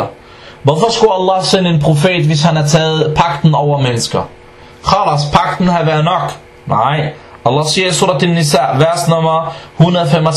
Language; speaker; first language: Danish; non-native, fluent; Arabic